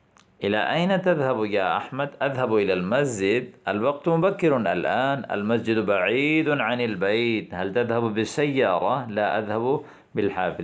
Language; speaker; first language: Arabic; non-native, fluent; Urdu